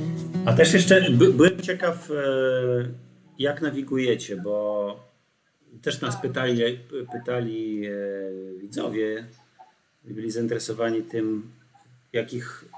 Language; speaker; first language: Polish; native; Polish